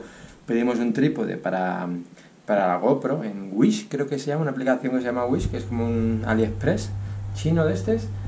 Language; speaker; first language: Spanish; native; Spanish